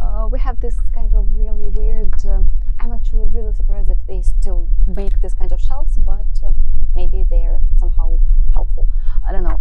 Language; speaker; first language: English; non-native, fluent; Russian